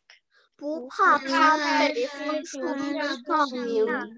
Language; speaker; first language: Chinese; early bilingual, heritage; Chinese